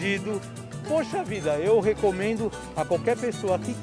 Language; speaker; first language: Portuguese; native; Portuguese